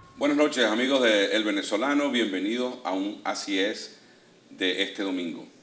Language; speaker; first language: Spanish; native; Spanish